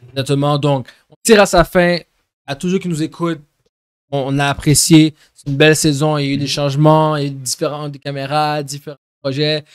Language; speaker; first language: French; native; French